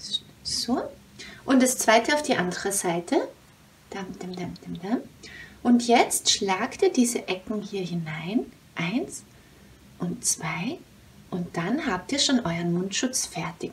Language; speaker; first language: German; native; German